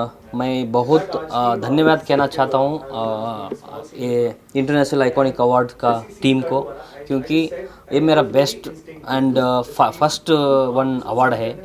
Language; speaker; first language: Hindi; non-native, local second language; Kannada